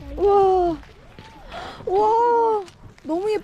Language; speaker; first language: Korean; native; Korean